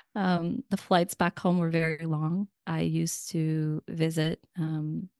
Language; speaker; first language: English; non-native, fluent; Russian